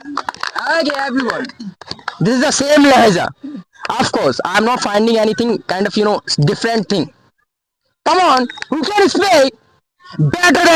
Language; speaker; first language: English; non-native, fluent; Hindi